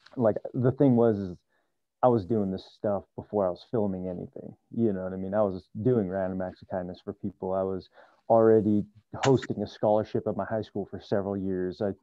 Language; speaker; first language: English; native; English